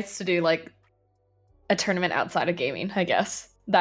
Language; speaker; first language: English; native; English